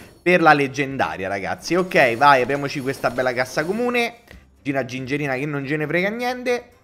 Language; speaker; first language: Italian; native; Italian